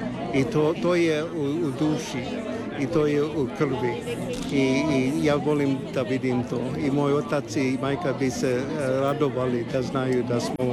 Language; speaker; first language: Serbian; early bilingual, heritage; Serbian